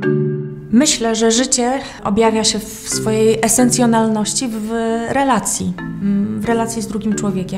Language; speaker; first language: Polish; native; Polish